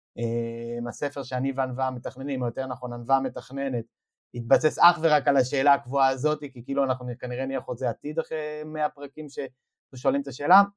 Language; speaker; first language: Hebrew; native; Hebrew